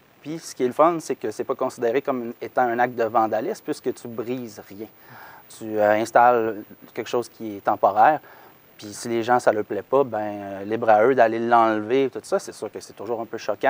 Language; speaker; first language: French; native; French